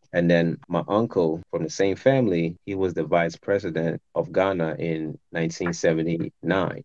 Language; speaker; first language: English; non-native, local second language; Akan